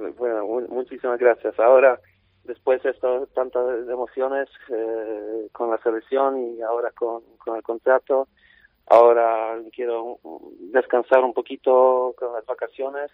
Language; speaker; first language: Spanish; non-native, fluent; Polish